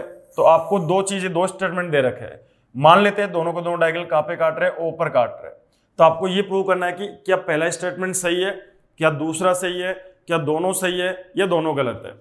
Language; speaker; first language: Hindi; native; Hindi